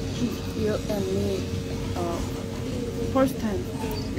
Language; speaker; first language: English; non-native, learner; Korean